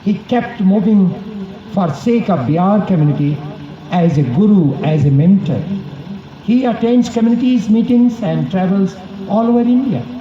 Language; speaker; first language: English; non-native, local second language; Hindi